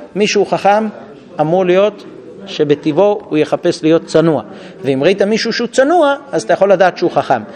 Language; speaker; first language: Hebrew; non-native, fluent; English